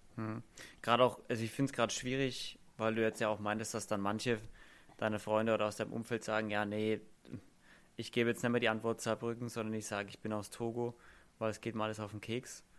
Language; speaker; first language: German; native; German